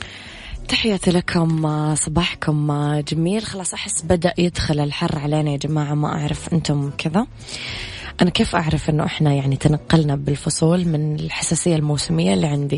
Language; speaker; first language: Arabic; native; Arabic